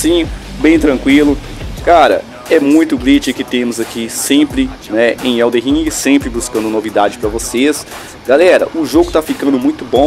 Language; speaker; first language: Portuguese; native; Portuguese